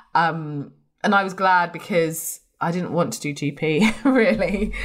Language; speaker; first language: English; native; English